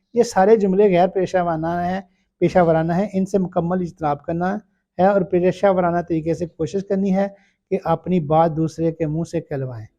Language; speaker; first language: Urdu; non-native, local second language; Punjabi